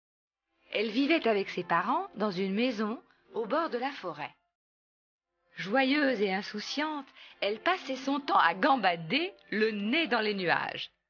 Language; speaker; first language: French; native; French